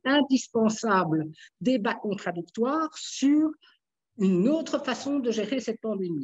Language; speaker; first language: French; native; French